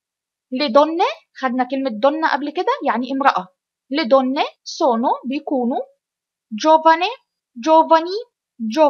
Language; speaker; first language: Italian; non-native, fluent; Arabic